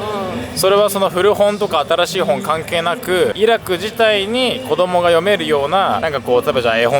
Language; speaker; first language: Japanese; native; Japanese